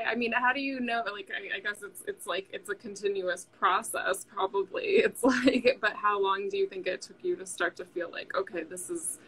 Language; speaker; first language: English; native; English